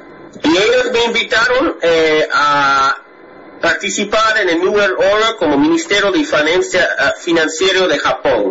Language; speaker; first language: Spanish; non-native, fluent; English